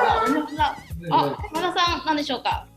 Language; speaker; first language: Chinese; native; Chinese